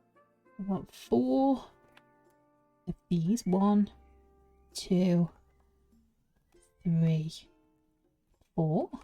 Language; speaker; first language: English; native; English